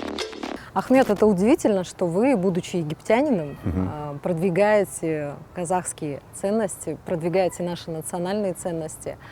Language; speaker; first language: Russian; native; Russian